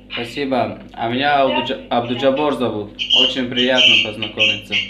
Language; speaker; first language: Russian; non-native, local second language; Tajik